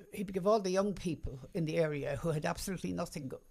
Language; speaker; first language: English; native; English